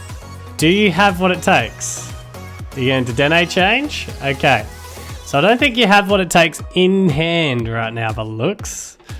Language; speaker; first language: English; native; English